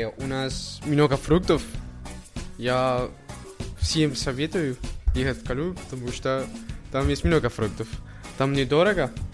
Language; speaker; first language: Russian; non-native, learner; Spanish